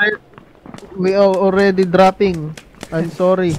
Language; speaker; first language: English; non-native, local second language; Filipino